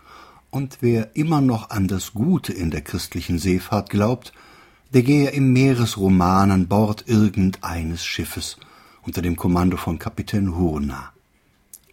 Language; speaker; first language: German; native; German